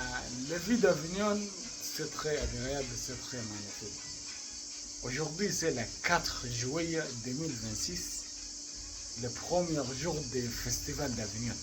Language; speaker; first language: French; non-native, learner; Arabic